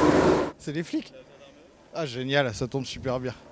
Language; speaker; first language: French; native; French